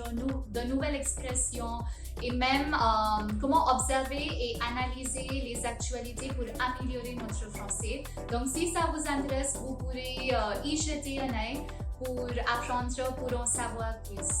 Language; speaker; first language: French; non-native, fluent; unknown